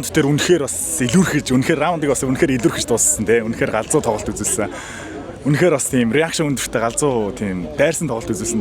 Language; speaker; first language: Mongolian; native; Mongolian